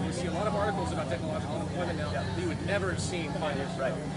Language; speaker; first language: English; native; English